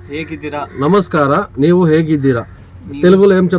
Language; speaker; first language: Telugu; non-native, learner; Kannada